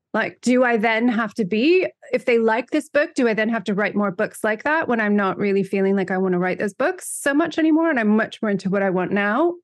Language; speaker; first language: English; native; English